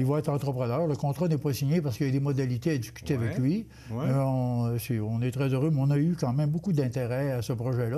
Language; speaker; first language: French; native; French